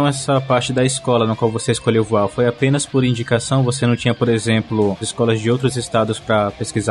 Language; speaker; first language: Portuguese; native; Portuguese